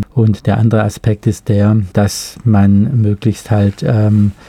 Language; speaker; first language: German; native; German